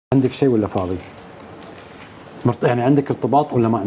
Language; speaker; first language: Arabic; native; Arabic